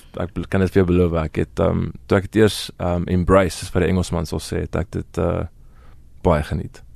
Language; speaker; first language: Afrikaans; native; Afrikaans